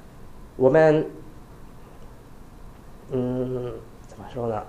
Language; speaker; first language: Chinese; non-native, fluent; Japanese